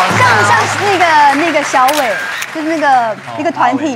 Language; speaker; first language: Chinese; native; Chinese